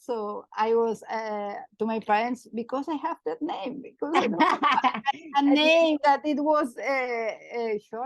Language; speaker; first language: English; non-native, learner; Catalan